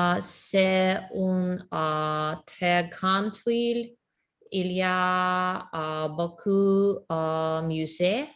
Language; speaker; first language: French; non-native, learner; Russian